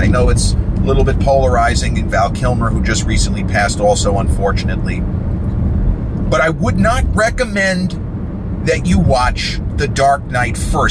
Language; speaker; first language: English; native; English